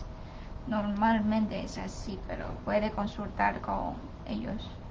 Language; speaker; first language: Spanish; non-native, learner; Chinese